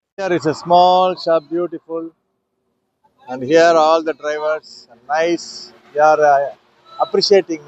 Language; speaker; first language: English; non-native, local second language; Tamil